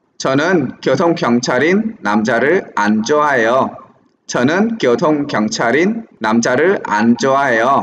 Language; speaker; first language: Korean; non-native, fluent; Vietnamese